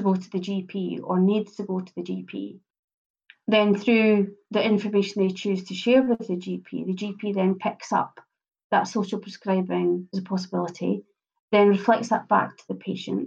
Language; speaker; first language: English; native; English